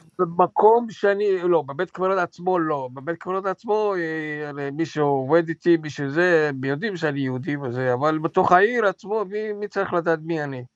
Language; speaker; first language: Hebrew; non-native, fluent; Persian